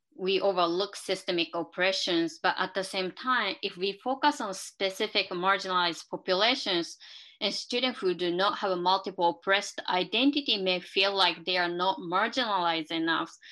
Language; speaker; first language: English; non-native, fluent; Japanese